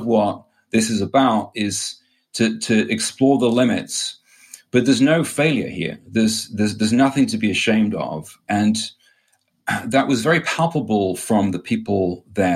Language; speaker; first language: English; native; English